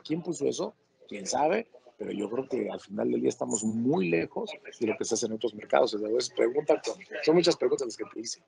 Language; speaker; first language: Spanish; native; Spanish